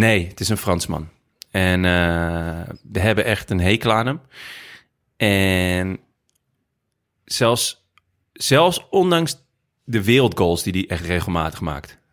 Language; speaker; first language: Dutch; native; Dutch